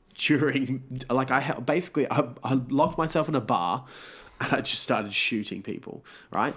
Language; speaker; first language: English; native; English